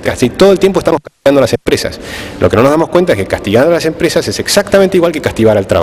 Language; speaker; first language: Spanish; native; Spanish